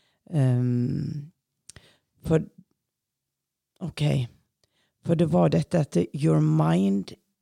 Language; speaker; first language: English; non-native, fluent; Norwegian